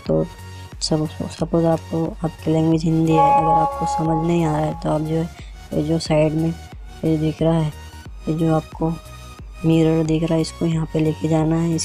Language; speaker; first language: Hindi; native; Hindi